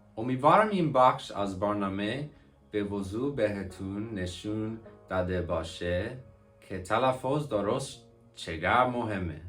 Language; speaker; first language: Persian; non-native, learner; English